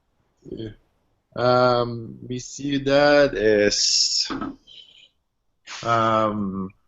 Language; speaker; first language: Spanish; non-native, learner; English